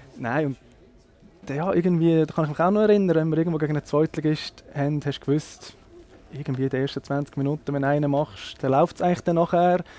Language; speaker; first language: German; native; German